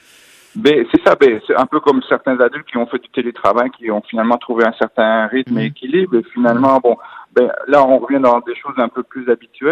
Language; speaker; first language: French; native; French